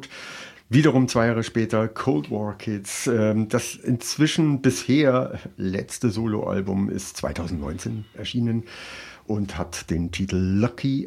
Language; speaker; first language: German; native; German